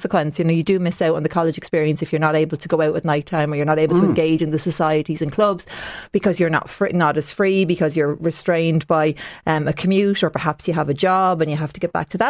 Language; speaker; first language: English; native; English